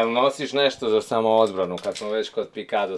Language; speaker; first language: Serbian; native; Serbian